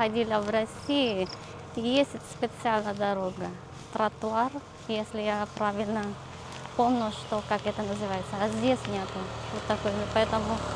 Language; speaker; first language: Russian; non-native, learner; Filipino